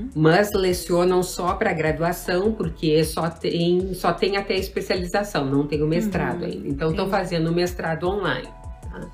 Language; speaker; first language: Portuguese; native; Portuguese